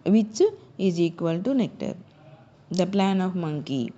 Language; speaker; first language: English; non-native, local second language; Telugu